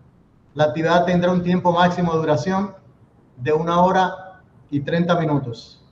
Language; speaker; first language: Spanish; native; Spanish